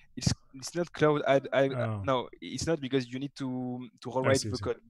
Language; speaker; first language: English; non-native, fluent; French